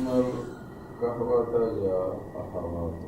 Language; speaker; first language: Arabic; non-native, learner; Urdu